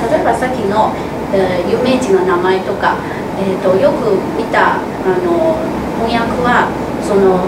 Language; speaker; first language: Japanese; non-native, fluent; Chinese